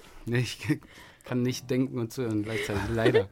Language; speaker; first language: German; native; German